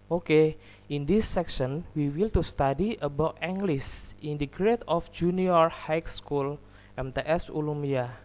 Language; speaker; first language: English; non-native, learner; Indonesian